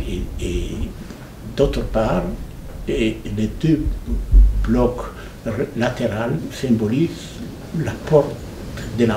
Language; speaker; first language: French; non-native, fluent; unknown